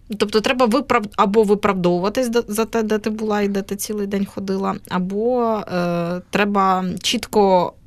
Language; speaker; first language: Ukrainian; native; Ukrainian